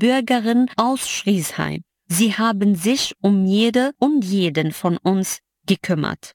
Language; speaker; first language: German; non-native, fluent; Arabic